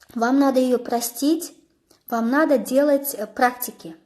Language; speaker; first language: Russian; non-native, local second language; Kazakh